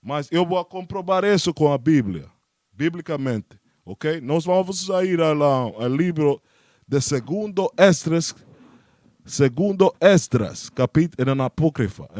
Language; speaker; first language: Portuguese; non-native, learner; Spanish